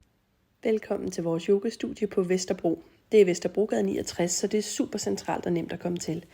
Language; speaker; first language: Danish; native; Danish